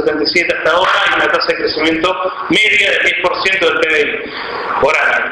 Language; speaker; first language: Spanish; native; Spanish